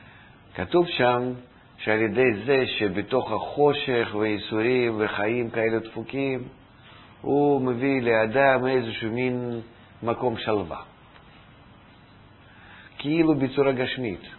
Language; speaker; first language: Hebrew; non-native, fluent; Russian